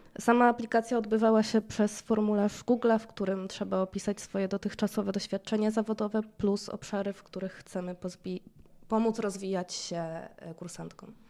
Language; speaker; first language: Polish; native; Polish